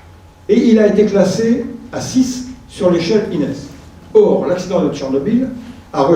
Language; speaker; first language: French; native; French